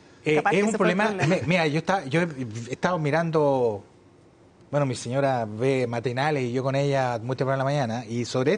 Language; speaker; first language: Spanish; native; Spanish